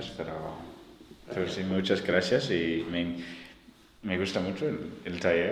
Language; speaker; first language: Spanish; non-native, learner; English